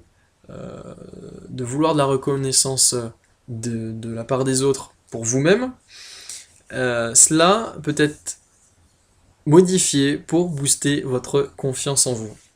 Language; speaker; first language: French; native; French